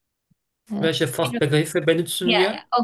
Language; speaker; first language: German; non-native, fluent; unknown